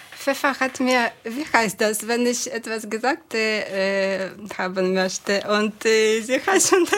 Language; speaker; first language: German; non-native, fluent; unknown